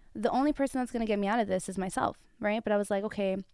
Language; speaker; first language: English; early bilingual, other home language; Tigrinya